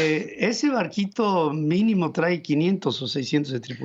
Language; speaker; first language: Spanish; native; Spanish